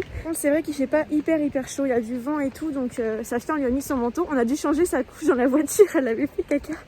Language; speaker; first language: French; native; French